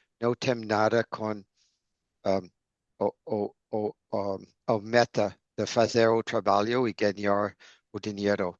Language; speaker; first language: Portuguese; non-native, learner; English